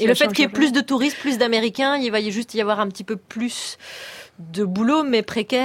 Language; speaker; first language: French; native; French